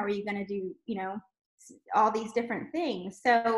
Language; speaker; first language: English; native; English